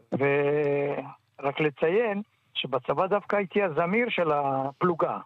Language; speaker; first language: Hebrew; early bilingual, other home language; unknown